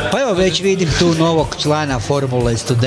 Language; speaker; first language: Croatian; native; Croatian